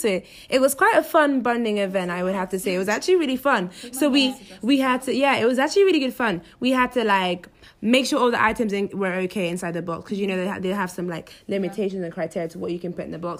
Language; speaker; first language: English; non-native, local second language; Yoruba